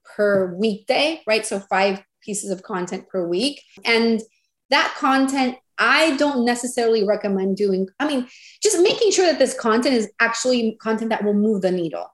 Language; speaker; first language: English; non-native, fluent; Spanish